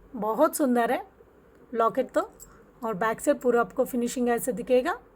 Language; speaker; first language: Hindi; non-native, local second language; Telugu